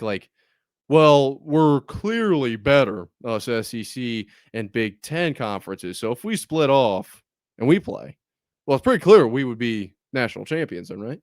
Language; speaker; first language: English; native; English